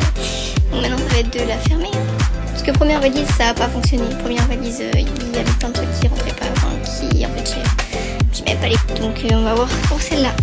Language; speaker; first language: French; native; French